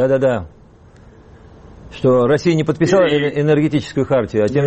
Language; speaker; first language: Russian; native; Russian